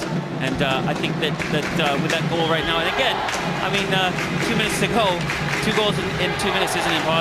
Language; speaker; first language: English; native; English